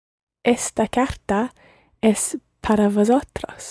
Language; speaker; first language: Spanish; non-native, learner; English